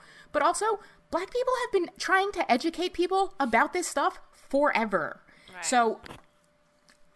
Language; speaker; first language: English; native; English